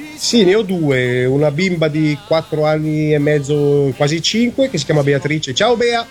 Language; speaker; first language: Italian; native; Italian